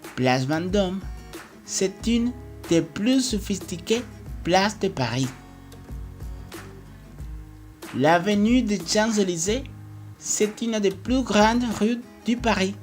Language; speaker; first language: French; non-native, fluent; Spanish